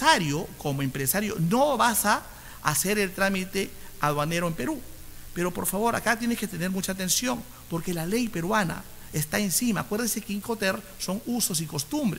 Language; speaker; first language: Spanish; native; Spanish